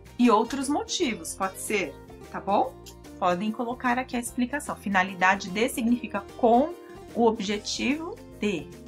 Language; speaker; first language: Portuguese; native; Portuguese